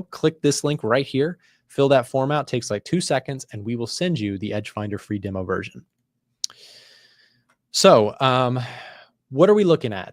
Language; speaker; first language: English; native; English